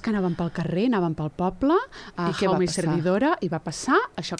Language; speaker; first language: Catalan; native; Catalan